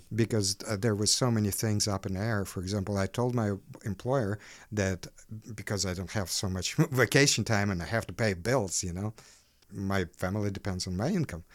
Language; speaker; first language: English; non-native, fluent; Ukrainian